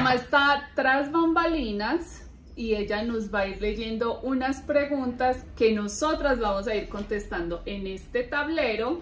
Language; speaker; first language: Spanish; native; Spanish